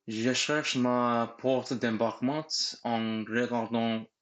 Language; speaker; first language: French; non-native, learner; English